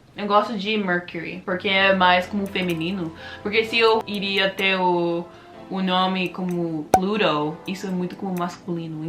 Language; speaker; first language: Portuguese; non-native, learner; English